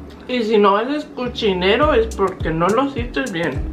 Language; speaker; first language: Spanish; early bilingual, heritage; Spanish